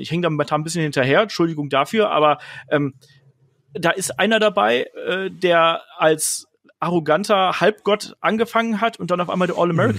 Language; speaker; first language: German; native; German